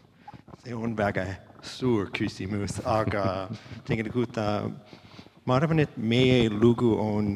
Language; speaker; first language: Estonian; non-native, learner; English